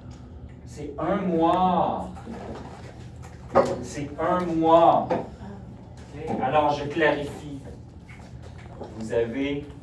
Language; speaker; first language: French; native; French